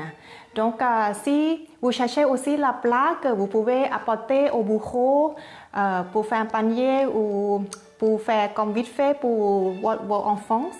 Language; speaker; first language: French; non-native, learner; Thai